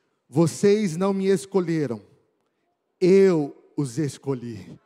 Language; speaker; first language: Portuguese; native; Portuguese